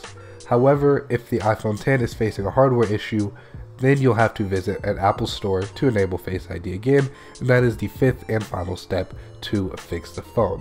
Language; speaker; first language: English; native; English